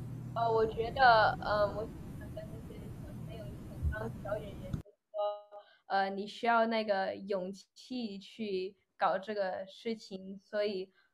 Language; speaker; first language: Chinese; early bilingual, other home language; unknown